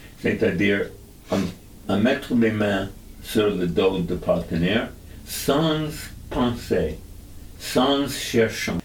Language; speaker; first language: French; non-native, fluent; English